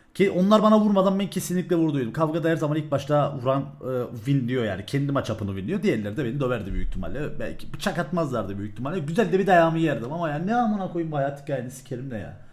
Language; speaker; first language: Turkish; early bilingual, heritage; Turkish